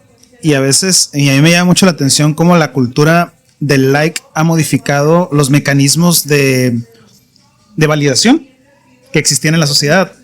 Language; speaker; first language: Spanish; native; Spanish